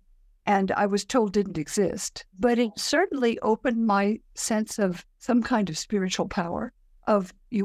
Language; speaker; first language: English; native; English